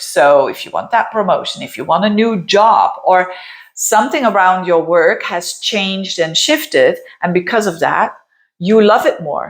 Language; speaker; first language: English; non-native, fluent; Dutch